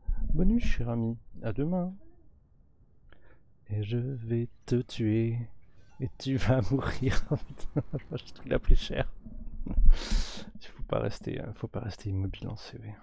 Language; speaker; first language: French; native; French